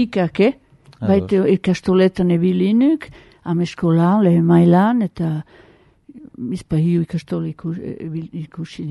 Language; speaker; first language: Basque; native; Basque